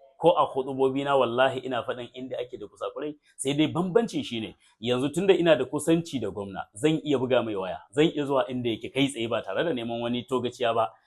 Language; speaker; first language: Hausa; native; Hausa